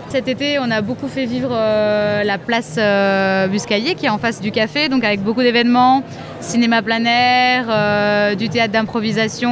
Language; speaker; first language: French; native; French